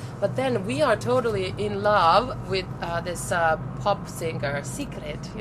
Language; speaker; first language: English; non-native, fluent; Finnish